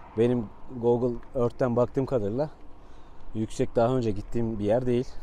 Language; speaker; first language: Turkish; native; Turkish